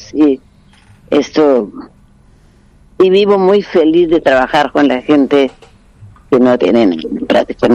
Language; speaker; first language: Spanish; non-native, fluent; Portuguese